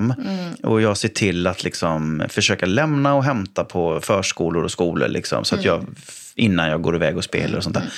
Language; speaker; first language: Swedish; native; Swedish